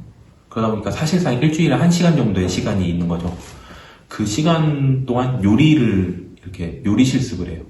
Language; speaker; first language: Korean; native; Korean